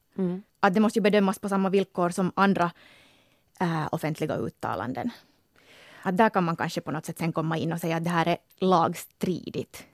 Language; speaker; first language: Swedish; native; Swedish